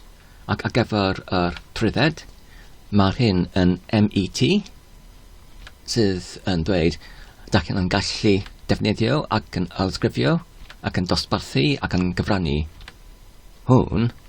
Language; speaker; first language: Welsh; non-native, learner; Polish